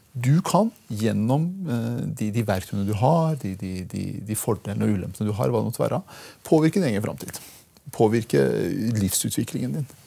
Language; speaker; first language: Norwegian; early bilingual, other home language; Persian